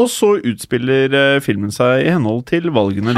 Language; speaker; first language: Norwegian; native; Norwegian